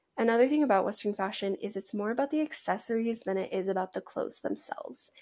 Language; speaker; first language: English; native; English